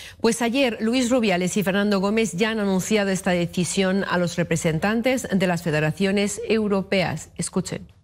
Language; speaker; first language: Spanish; non-native, fluent; Arabic